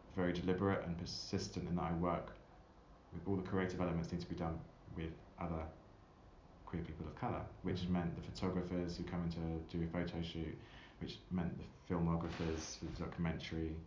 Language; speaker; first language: English; native; English